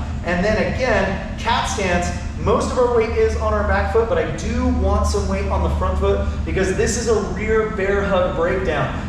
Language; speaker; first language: English; native; English